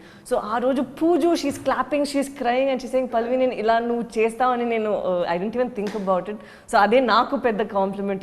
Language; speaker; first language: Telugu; non-native, learner; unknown